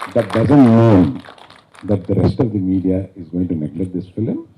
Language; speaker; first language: English; non-native, local second language; Telugu